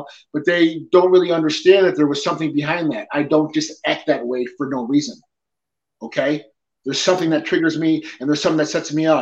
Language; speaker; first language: English; native; English